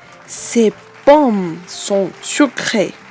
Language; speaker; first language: French; non-native, fluent; Spanish